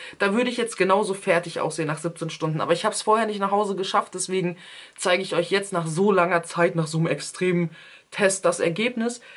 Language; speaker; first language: German; early bilingual, other home language; Turkish